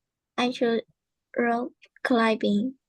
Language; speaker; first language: English; non-native, learner; Vietnamese